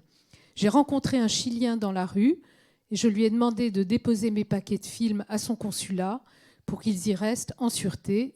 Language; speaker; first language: French; native; French